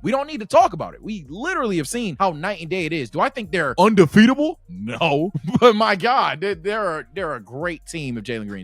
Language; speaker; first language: English; native; English